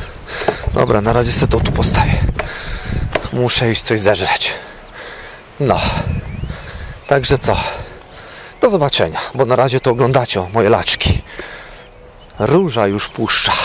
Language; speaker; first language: Polish; native; Polish